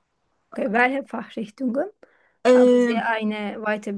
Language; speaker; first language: German; non-native, fluent; Turkish